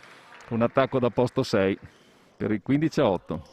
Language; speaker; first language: Italian; native; Italian